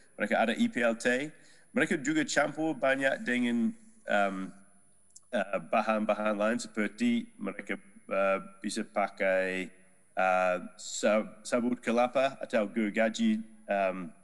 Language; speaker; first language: Indonesian; non-native, learner; Dutch